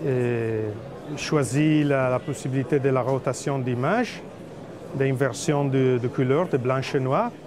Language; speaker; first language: French; non-native, fluent; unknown